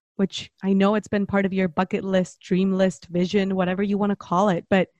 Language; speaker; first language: English; non-native, fluent; Spanish